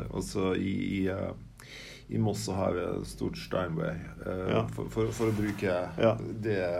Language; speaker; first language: Norwegian; native; Norwegian